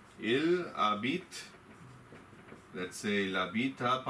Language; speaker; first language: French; non-native, fluent; Hindi